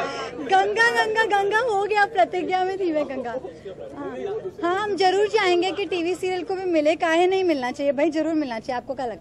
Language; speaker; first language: Hindi; native; Hindi